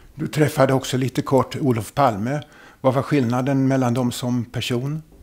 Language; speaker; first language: Swedish; native; Swedish